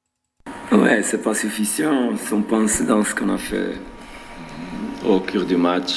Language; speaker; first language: French; non-native, learner; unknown